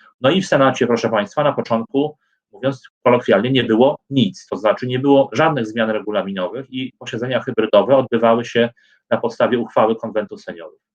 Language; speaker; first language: Polish; native; Polish